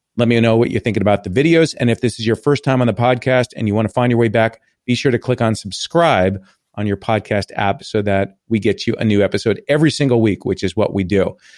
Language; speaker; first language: English; native; English